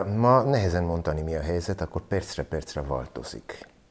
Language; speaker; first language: Hungarian; non-native, learner; Armenian